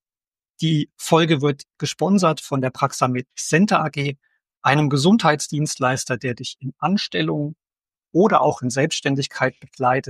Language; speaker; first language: German; native; German